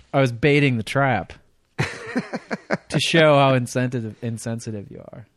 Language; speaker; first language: English; native; English